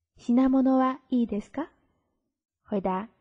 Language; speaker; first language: Japanese; non-native, fluent; Chinese